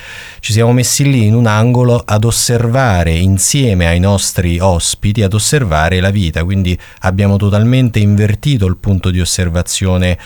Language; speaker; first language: Italian; native; Italian